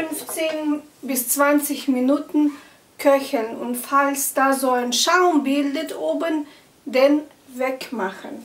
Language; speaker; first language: German; non-native, fluent; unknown